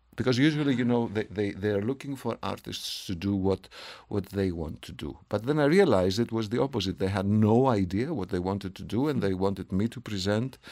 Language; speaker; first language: English; non-native, fluent; Greek